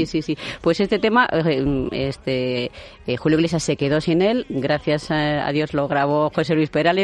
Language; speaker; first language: Spanish; native; Spanish